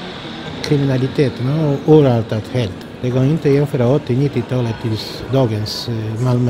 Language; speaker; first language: Swedish; non-native, fluent; Polish